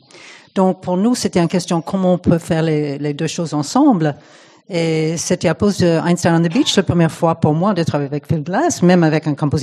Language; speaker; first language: French; non-native, fluent; English